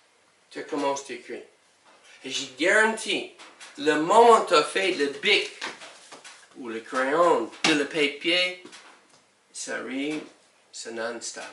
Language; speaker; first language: French; non-native, learner; English